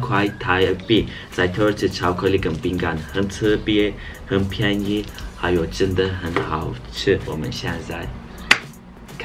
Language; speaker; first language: Chinese; non-native, fluent; Turkish